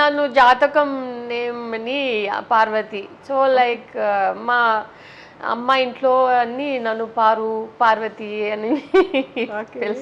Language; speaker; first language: Telugu; non-native, learner; Tamil